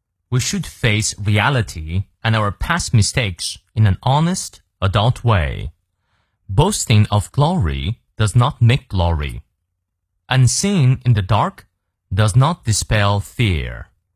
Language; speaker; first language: English; non-native, fluent; Chinese